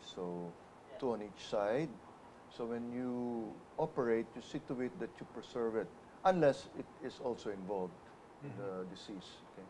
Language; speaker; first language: English; non-native, local second language; Filipino